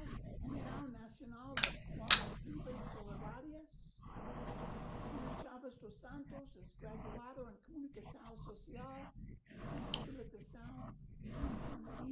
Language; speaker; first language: Portuguese; non-native, learner; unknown